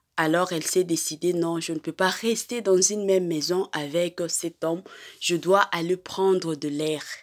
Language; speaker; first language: French; non-native, local second language; Lingala